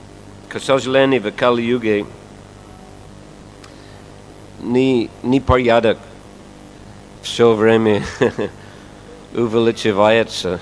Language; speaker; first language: Russian; non-native, fluent; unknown